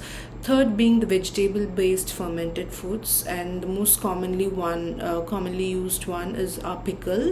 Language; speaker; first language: English; non-native, local second language; Tamil